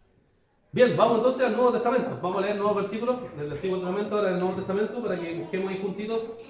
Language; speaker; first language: Spanish; native; Spanish